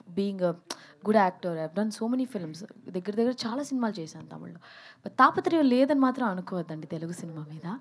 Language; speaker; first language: Telugu; early bilingual, heritage; Telugu